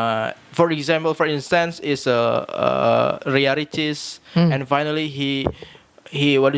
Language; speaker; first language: English; non-native, learner; Indonesian